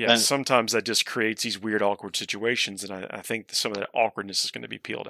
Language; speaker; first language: English; native; English